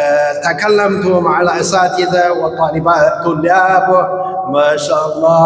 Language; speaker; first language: Arabic; non-native, fluent; Chinese